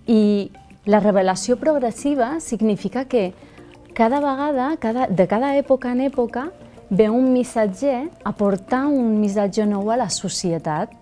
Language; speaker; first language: Catalan; early bilingual, other home language; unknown